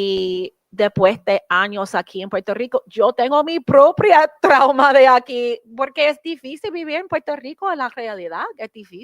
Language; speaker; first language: Spanish; early bilingual, heritage; English